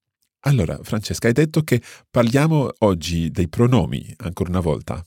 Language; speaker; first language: Italian; non-native, learner; English